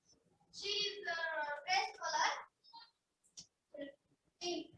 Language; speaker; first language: English; non-native, learner; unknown